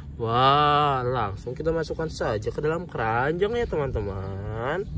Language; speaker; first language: Indonesian; native; Indonesian